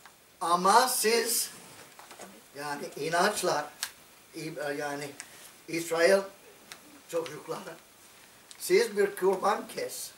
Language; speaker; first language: Turkish; non-native, fluent; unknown